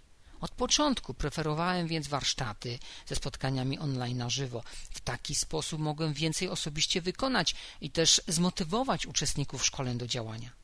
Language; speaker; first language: Polish; native; Polish